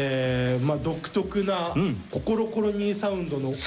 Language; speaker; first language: Japanese; native; Japanese